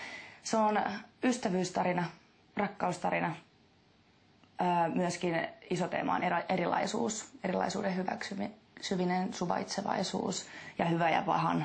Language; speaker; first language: Finnish; native; Finnish